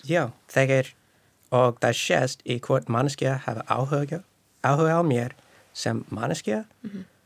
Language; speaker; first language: Icelandic; non-native, fluent; English